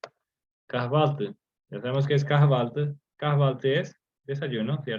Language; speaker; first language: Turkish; non-native, fluent; Spanish